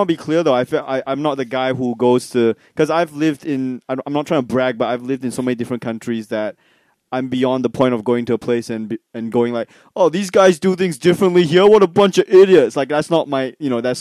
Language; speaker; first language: English; non-native, local second language; Chinese